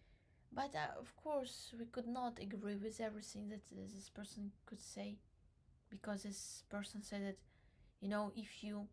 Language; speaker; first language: English; non-native, learner; Crimean Tatar